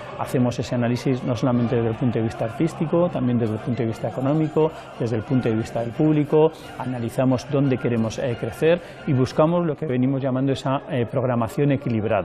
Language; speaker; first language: Spanish; native; Spanish